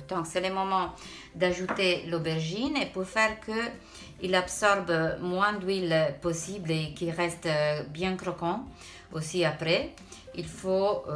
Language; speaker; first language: French; non-native, fluent; Italian